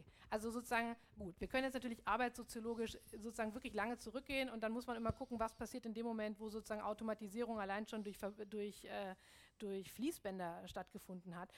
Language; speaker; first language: German; native; German